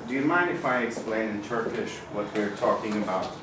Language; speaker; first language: English; non-native, fluent; Turkish